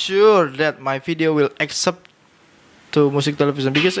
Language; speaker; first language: English; non-native, learner; Indonesian